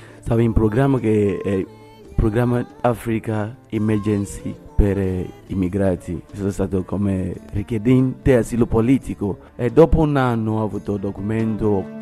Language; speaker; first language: Italian; non-native, learner; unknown